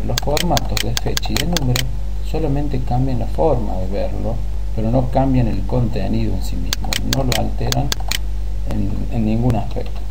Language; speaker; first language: Spanish; native; Spanish